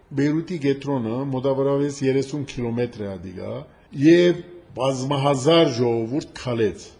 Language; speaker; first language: Armenian; early bilingual, heritage; Armenian